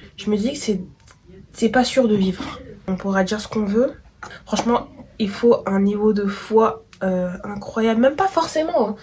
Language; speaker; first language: French; native; French